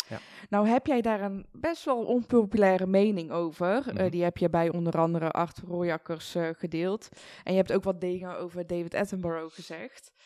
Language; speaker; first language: Dutch; early bilingual, other home language; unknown